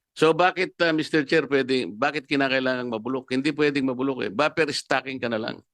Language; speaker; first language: Filipino; non-native, local second language; Pampanga